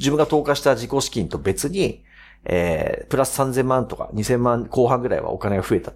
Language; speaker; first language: Japanese; native; Japanese